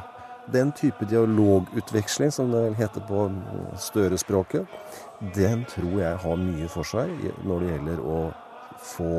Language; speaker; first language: Norwegian; native; Norwegian